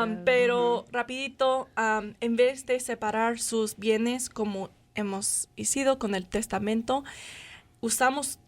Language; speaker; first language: Spanish; non-native, fluent; English